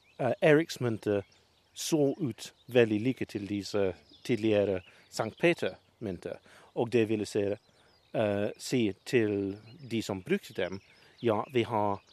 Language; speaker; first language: Norwegian; non-native, learner; English